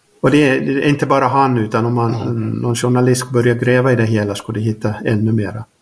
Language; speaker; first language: Swedish; native; Swedish